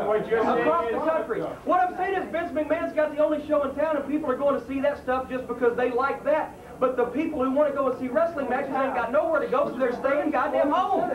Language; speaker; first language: English; native; English